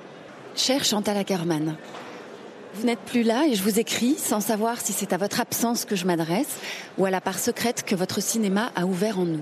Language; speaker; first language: French; native; French